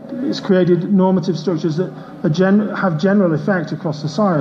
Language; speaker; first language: English; native; English